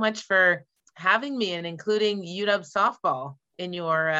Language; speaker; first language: English; native; English